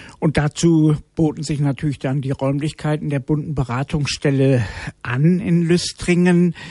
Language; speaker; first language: German; native; German